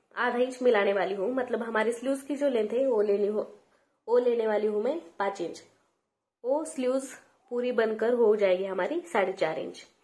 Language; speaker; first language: Hindi; non-native, local second language; Marathi